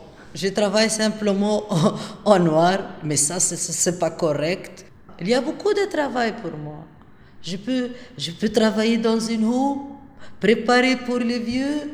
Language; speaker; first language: French; non-native, local second language; Arabic